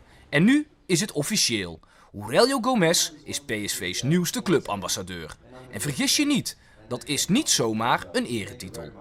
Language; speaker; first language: Dutch; native; Dutch